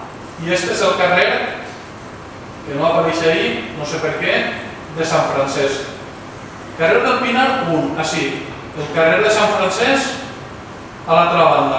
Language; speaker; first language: Catalan; native; Catalan